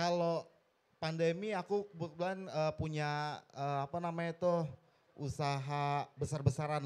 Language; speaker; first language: Indonesian; native; Indonesian